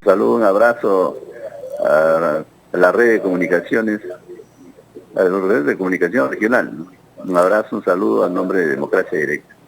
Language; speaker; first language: Spanish; native; Spanish